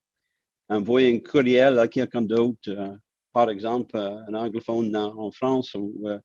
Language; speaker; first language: French; non-native, local second language; English